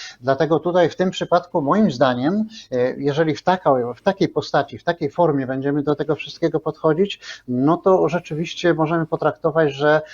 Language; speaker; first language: Polish; native; Polish